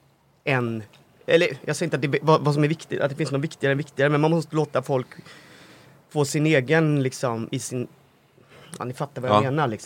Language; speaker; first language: Swedish; native; Swedish